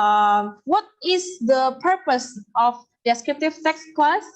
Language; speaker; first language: English; non-native, learner; Indonesian